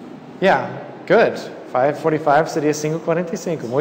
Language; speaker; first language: Portuguese; non-native, fluent; English